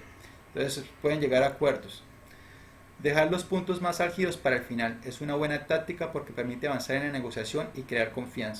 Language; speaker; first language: Spanish; native; Spanish